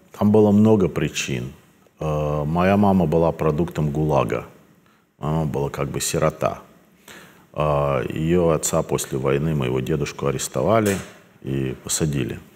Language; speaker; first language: Russian; native; Russian